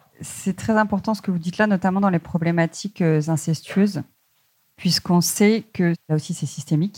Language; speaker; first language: French; native; French